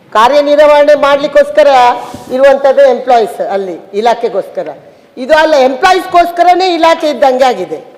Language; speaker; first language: Kannada; native; Kannada